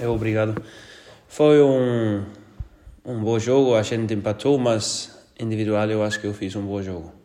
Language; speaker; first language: Portuguese; non-native, learner; Danish